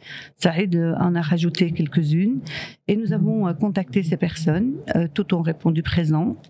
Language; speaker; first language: French; early bilingual, other home language; Riffian